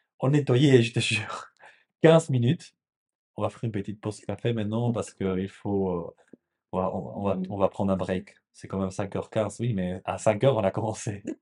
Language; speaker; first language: French; non-native, fluent; Spanish